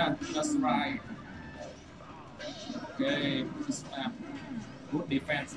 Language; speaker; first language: English; non-native, learner; Vietnamese